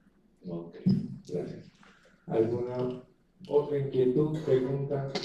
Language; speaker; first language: Spanish; native; Spanish